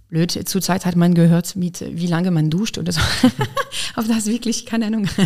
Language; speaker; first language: German; non-native, fluent; French